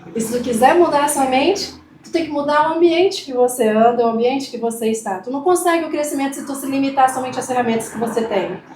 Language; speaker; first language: Portuguese; native; Portuguese